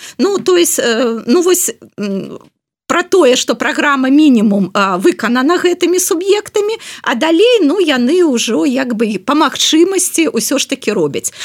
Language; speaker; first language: Belarusian; non-native, local second language; Russian